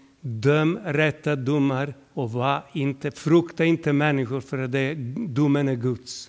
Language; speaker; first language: Swedish; non-native, fluent; Serbian